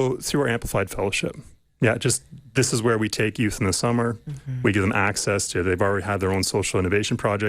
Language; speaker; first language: English; native; English